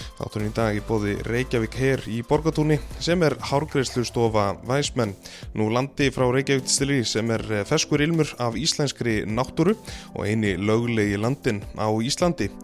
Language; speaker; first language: Icelandic; native; Icelandic